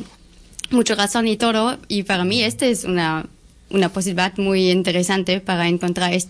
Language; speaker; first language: Spanish; non-native, learner; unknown